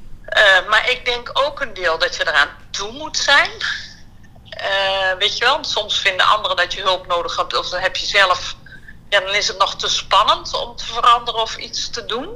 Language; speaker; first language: Dutch; native; Dutch